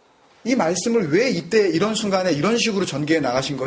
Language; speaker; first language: Korean; native; Korean